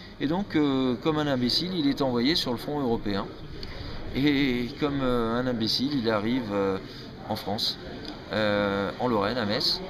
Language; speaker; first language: French; native; French